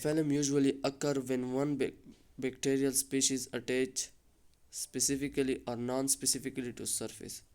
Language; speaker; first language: English; non-native, local second language; Urdu